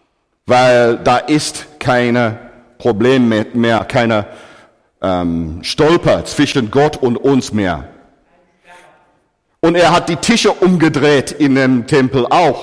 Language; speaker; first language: German; non-native, fluent; English